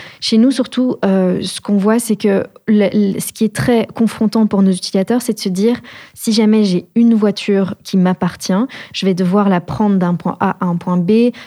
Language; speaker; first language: French; native; French